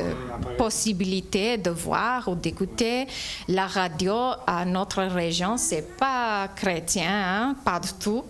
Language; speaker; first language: French; non-native, fluent; English